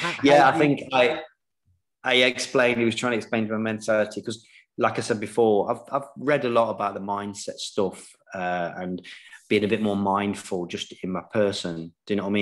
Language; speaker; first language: English; native; English